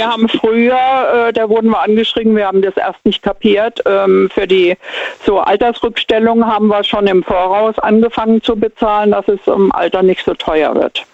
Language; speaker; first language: German; native; German